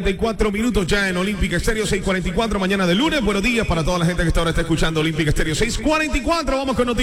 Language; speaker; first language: Spanish; native; Spanish